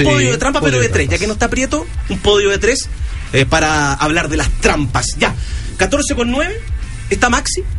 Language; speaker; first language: Spanish; native; Spanish